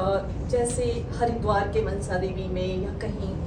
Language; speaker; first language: Hindi; native; Hindi